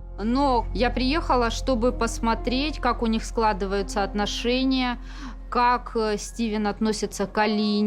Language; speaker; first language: Russian; native; Russian